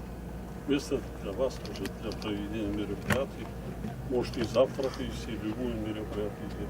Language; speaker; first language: Russian; non-native, local second language; Tajik